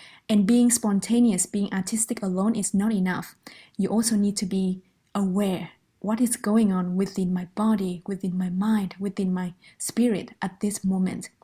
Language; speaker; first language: English; non-native, fluent; Vietnamese